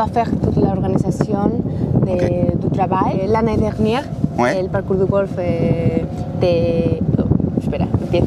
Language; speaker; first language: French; non-native, learner; Spanish